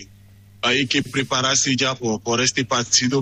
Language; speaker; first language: Spanish; non-native, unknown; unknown